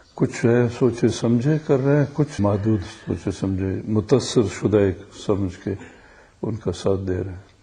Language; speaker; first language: Urdu; non-native, local second language; Baluchi